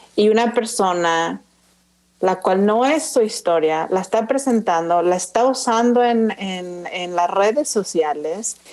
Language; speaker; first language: Spanish; early bilingual, other home language; English